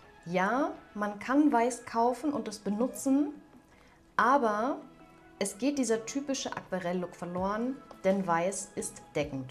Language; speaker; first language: German; native; German